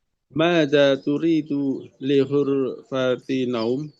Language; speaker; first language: Arabic; non-native, learner; Indonesian